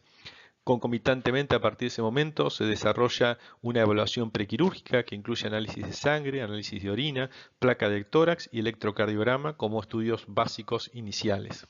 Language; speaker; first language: Spanish; native; Spanish